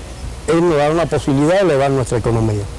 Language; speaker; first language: Spanish; native; Spanish